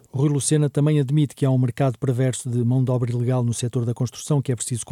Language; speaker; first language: Portuguese; native; Portuguese